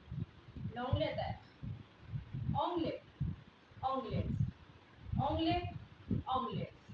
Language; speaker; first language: French; non-native, learner; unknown